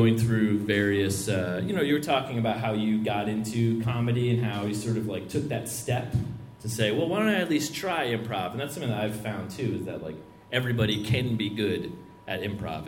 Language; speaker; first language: English; native; English